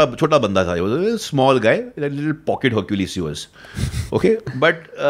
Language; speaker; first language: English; non-native, local second language; Hindi